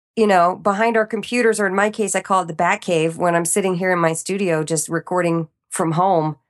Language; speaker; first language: English; native; English